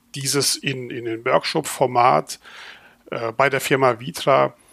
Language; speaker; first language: German; native; German